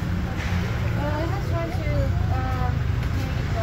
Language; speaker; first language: English; non-native, learner; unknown